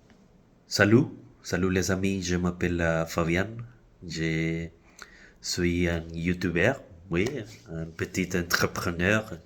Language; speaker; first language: French; non-native, fluent; Spanish